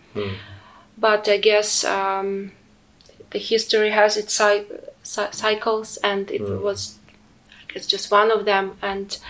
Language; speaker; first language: English; non-native, fluent; Ukrainian